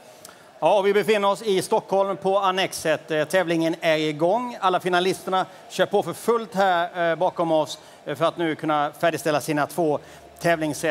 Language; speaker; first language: Swedish; native; Swedish